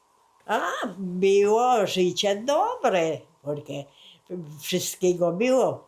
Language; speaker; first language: Polish; early bilingual, heritage; Polish